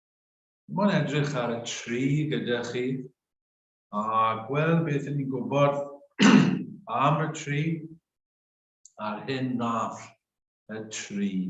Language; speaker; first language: Welsh; native; Welsh